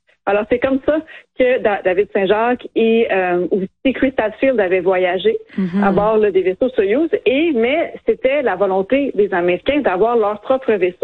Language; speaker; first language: French; native; French